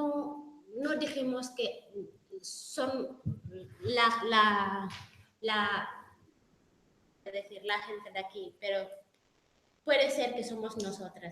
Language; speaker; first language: Spanish; non-native, fluent; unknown